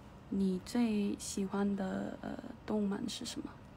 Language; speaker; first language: Chinese; non-native, learner; Korean